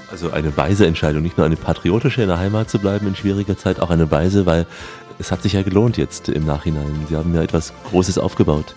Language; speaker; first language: German; native; German